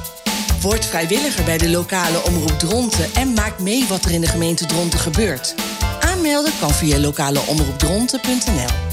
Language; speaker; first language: Dutch; native; Dutch